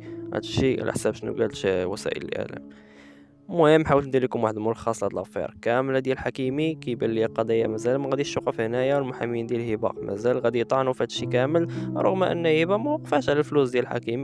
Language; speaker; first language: Arabic; native; Arabic